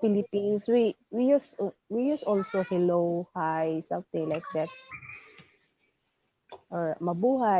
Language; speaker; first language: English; non-native, local second language; Filipino